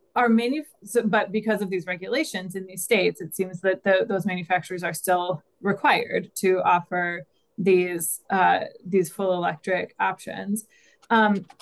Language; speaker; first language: English; native; English